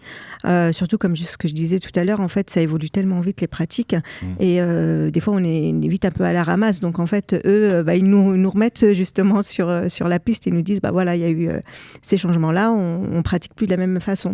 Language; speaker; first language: French; native; French